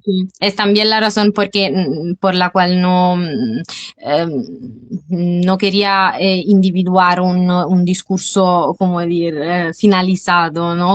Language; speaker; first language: Spanish; non-native, fluent; Italian